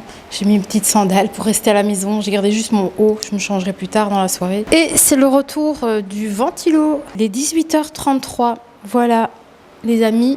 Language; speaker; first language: French; native; French